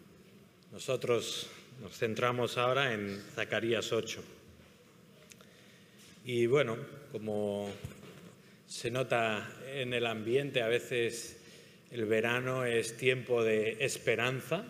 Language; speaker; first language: Spanish; native; Spanish